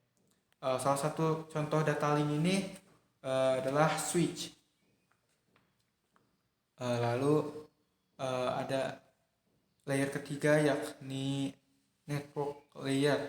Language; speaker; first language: Indonesian; native; Indonesian